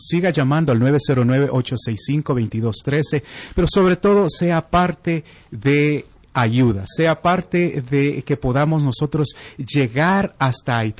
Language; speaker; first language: Spanish; native; Spanish